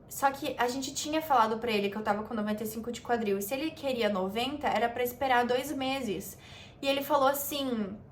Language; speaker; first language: Portuguese; native; Portuguese